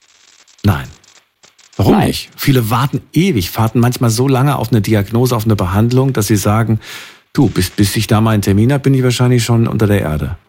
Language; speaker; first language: German; native; German